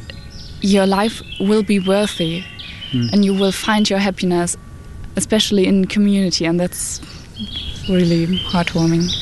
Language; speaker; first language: English; non-native, fluent; German